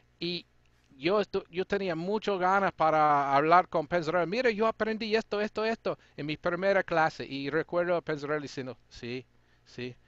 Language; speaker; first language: Spanish; non-native, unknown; English